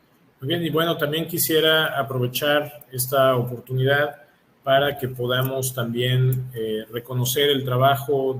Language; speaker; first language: Spanish; native; Spanish